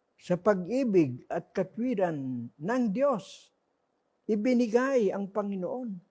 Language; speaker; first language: Filipino; non-native, local second language; Cebuano